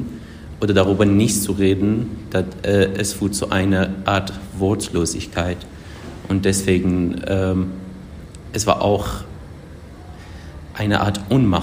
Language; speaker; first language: German; non-native, fluent; Persian